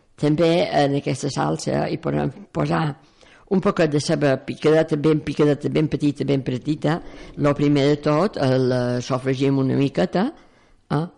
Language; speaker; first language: Catalan; native; Catalan